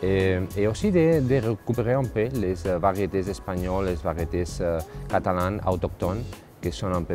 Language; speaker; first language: French; non-native, fluent; Spanish